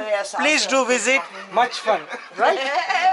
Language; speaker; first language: English; non-native, local second language; Telugu